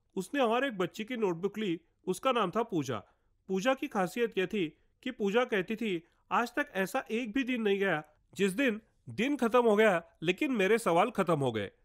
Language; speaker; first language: Hindi; non-native, local second language; Marathi